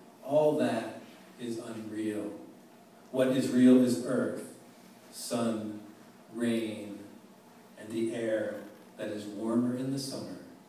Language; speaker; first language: English; native; English